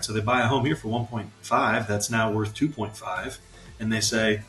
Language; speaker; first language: English; native; English